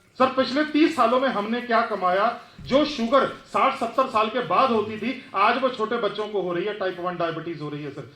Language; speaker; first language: Hindi; non-native, local second language; Punjabi